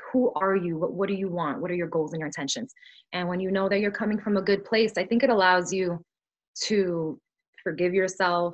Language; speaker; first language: English; early bilingual, other home language; Spanish